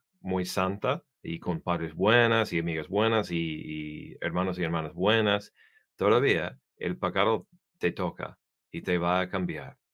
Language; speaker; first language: Spanish; non-native, learner; English